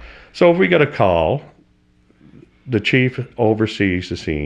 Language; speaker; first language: English; native; English